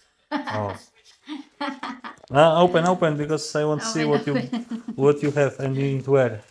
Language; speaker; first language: English; non-native, learner; Polish